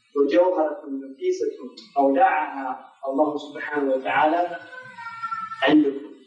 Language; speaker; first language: Arabic; non-native, fluent; English